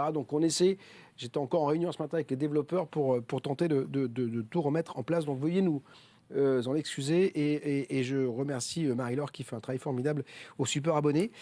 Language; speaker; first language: French; native; French